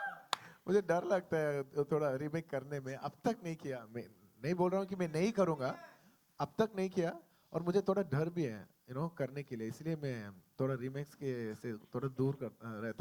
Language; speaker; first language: Hindi; non-native, local second language; Telugu